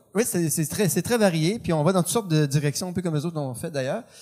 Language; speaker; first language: French; native; French